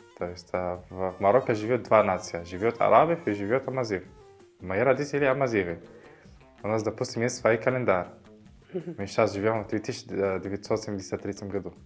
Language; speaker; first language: Russian; non-native, fluent; Arabic